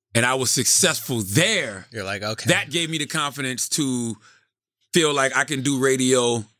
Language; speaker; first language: English; native; English